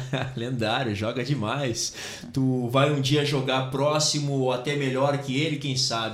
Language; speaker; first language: Portuguese; native; Portuguese